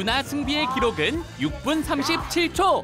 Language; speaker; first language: Korean; native; Korean